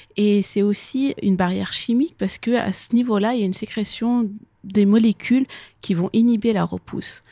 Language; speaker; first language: French; early bilingual, other home language; Persian